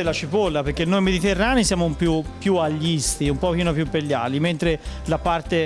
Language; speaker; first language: Italian; native; Italian